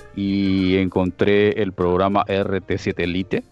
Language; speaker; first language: Spanish; native; Spanish